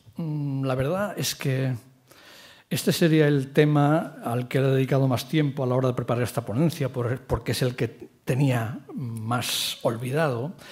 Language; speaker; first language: Spanish; non-native, local second language; Catalan